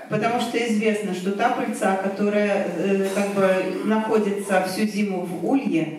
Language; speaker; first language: Russian; native; Russian